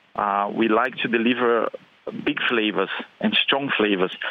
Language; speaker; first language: English; non-native, fluent; Portuguese